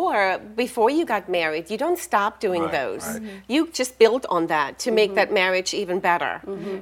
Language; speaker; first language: English; non-native, fluent; German